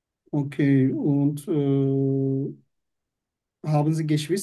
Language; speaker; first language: German; non-native, learner; Turkish